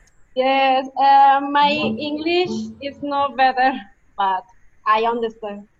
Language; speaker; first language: English; non-native, learner; Spanish